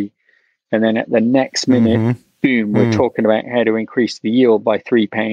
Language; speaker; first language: English; native; English